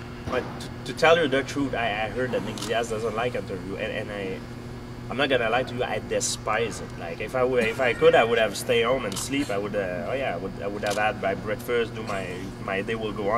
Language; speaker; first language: English; non-native, fluent; French